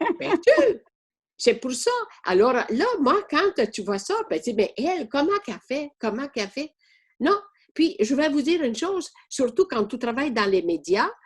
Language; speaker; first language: French; non-native, fluent; Italian